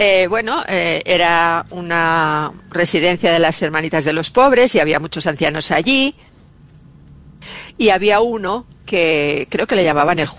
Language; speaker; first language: Spanish; native; Spanish